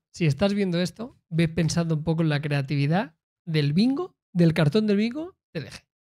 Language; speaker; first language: Spanish; native; Spanish